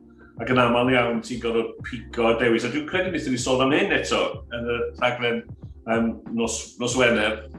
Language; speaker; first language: Welsh; native; Welsh